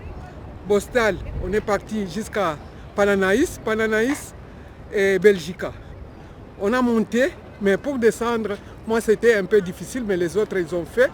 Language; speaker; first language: French; non-native, local second language; Swahili